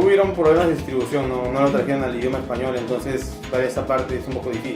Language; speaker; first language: Spanish; native; Spanish